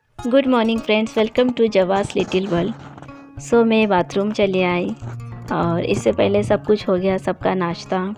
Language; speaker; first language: Hindi; non-native, local second language; Bangla